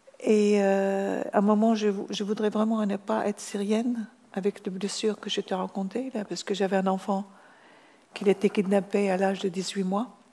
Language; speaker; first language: French; non-native, fluent; Arabic